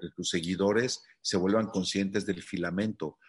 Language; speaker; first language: Spanish; native; Spanish